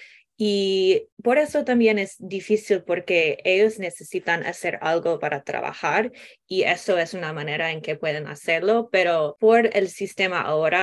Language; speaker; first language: Spanish; non-native, learner; English